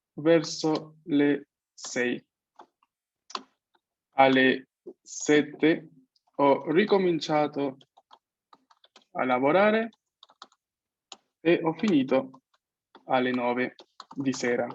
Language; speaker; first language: Italian; non-native, fluent; Spanish